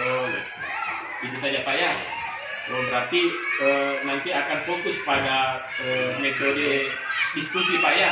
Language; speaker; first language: Indonesian; native; Indonesian